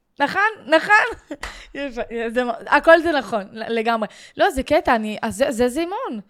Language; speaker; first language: Hebrew; native; Hebrew